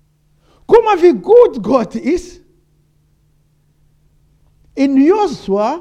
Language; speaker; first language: German; non-native, learner; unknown